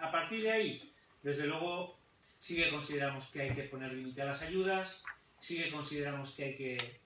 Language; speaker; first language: Spanish; native; Spanish